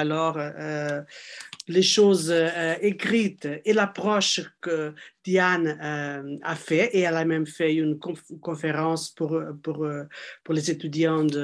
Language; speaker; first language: French; non-native, fluent; Portuguese